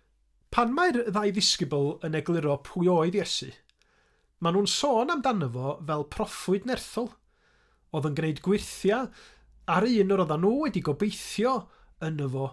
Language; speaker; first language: Welsh; native; Welsh